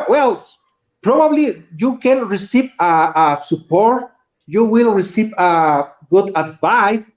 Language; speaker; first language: English; non-native, learner; Spanish